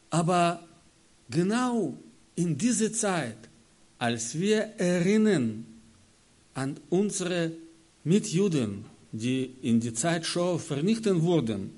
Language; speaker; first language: German; non-native, learner; Russian